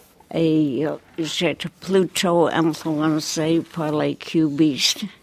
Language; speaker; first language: French; non-native, fluent; English